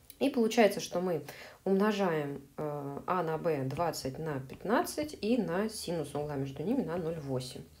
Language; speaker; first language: Russian; native; Russian